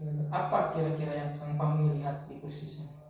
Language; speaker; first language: Indonesian; native; Indonesian